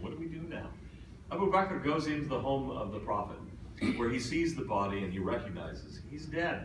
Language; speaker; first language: English; native; English